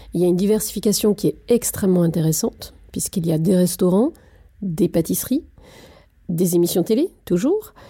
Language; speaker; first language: French; native; French